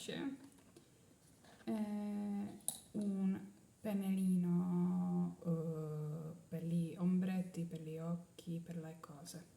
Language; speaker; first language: Italian; non-native, learner; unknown